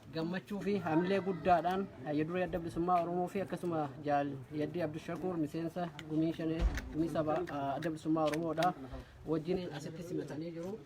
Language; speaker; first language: Oromo; native; Oromo